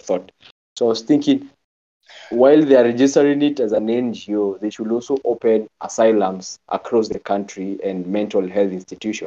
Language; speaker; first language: English; non-native, local second language; Kikuyu